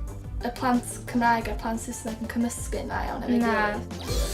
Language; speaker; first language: Welsh; native; Welsh